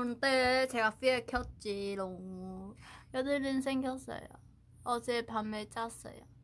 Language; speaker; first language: Korean; non-native, fluent; Chinese